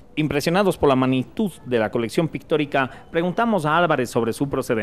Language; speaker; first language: Spanish; native; Spanish